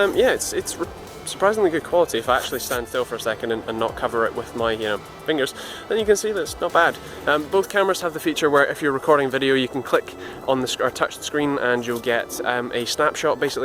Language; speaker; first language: English; native; English